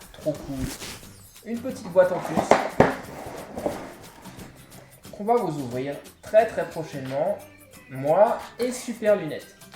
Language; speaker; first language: French; native; French